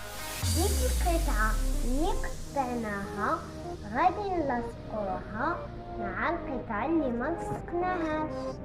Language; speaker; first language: Arabic; native; Arabic